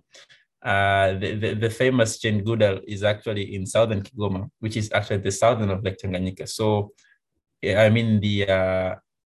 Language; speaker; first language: English; non-native, local second language; Swahili